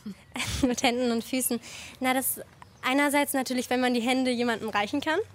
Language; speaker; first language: German; native; German